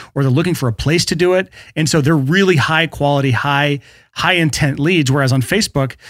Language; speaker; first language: English; native; English